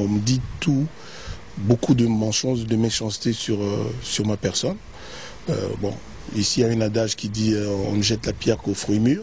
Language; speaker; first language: French; non-native, local second language; Lingala